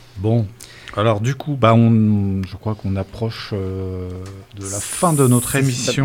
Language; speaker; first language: French; native; French